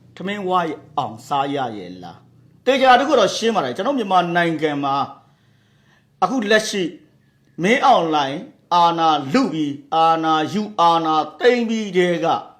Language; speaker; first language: Burmese; native; Burmese